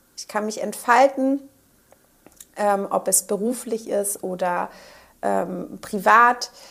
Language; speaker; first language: German; native; German